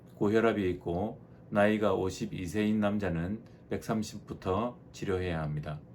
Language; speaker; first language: Korean; native; Korean